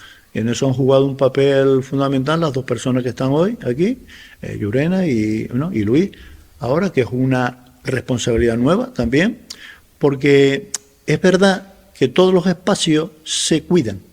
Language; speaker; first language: Spanish; native; Spanish